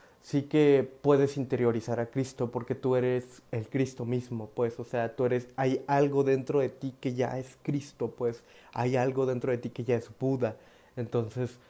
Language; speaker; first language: Spanish; native; Spanish